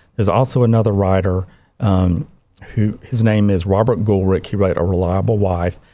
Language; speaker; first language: English; native; English